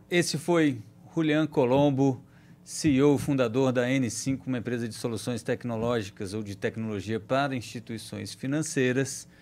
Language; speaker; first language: Portuguese; native; Portuguese